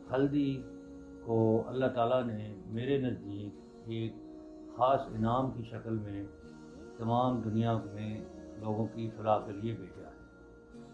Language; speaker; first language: Urdu; non-native, local second language; Punjabi